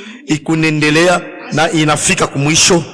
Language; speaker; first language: Swahili; native; Swahili